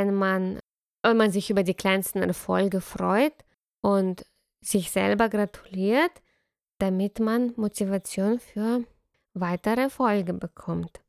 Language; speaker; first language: German; non-native, fluent; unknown